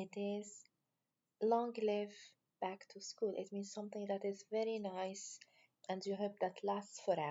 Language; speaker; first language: English; non-native, fluent; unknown